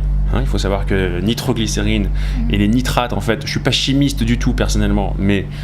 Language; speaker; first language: French; native; French